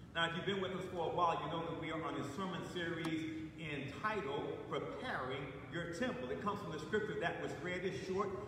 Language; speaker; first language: English; native; English